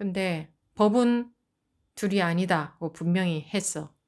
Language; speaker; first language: Korean; native; Korean